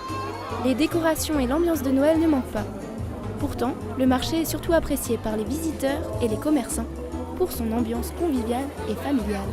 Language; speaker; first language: French; native; French